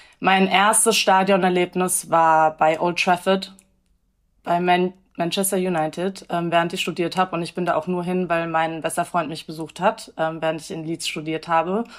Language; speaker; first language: German; early bilingual, other home language; English